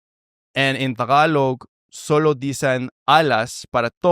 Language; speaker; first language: Spanish; non-native, fluent; English